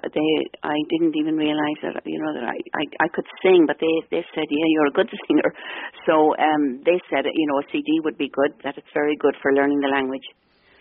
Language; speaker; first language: English; native; English